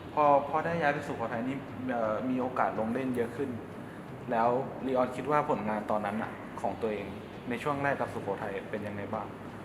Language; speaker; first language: Thai; native; Thai